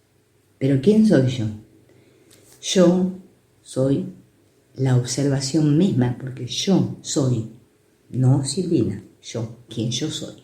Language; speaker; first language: Spanish; native; Spanish